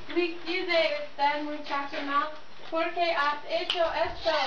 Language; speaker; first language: Spanish; non-native, learner; English